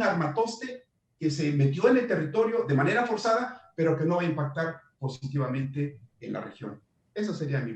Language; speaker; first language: Spanish; native; Spanish